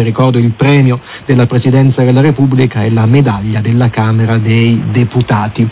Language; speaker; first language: Italian; native; Italian